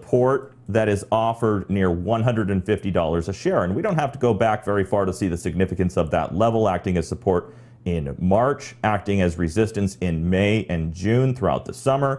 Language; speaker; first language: English; native; English